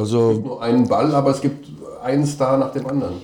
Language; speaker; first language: German; native; German